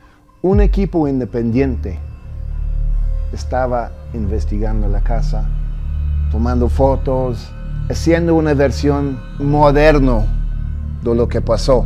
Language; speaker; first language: Spanish; early bilingual, heritage; English